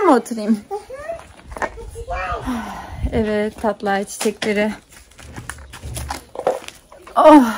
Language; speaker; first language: Turkish; native; Turkish